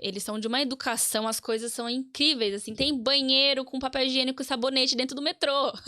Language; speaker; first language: Portuguese; native; Portuguese